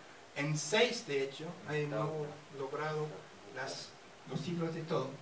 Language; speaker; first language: Spanish; non-native, fluent; English